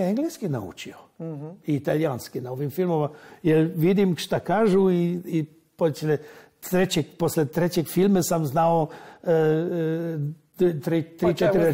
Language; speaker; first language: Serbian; non-native, local second language; Hungarian